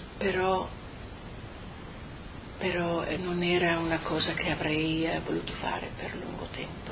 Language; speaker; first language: Italian; native; Italian